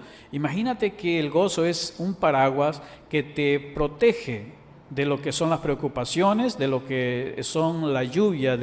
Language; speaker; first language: Spanish; native; Spanish